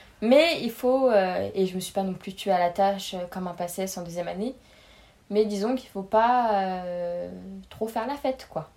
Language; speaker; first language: French; native; French